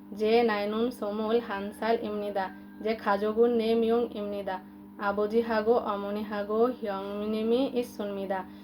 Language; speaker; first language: Korean; non-native, learner; Bangla